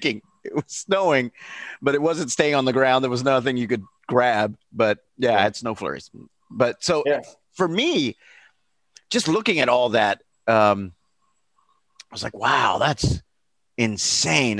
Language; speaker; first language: English; native; English